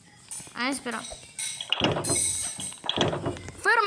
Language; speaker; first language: Spanish; native; Spanish